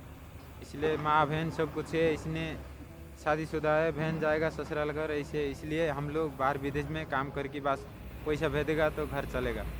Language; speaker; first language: Hindi; non-native, local second language; Odia